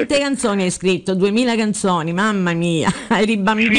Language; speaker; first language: Italian; native; Italian